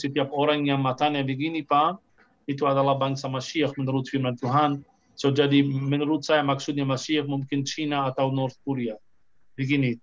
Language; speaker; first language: Indonesian; non-native, fluent; Arabic